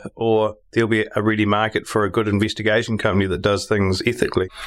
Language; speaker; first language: English; native; English